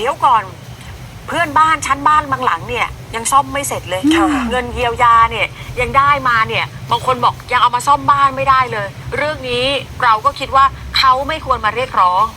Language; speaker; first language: Thai; native; Thai